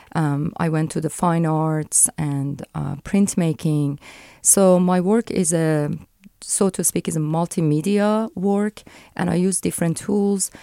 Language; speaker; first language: English; non-native, fluent; Persian